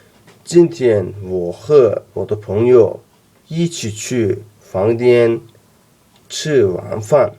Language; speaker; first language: Chinese; non-native, learner; Azerbaijani